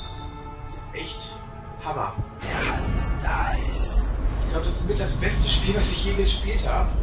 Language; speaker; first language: German; native; German